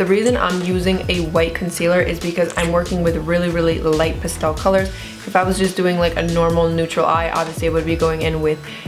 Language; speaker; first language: English; native; English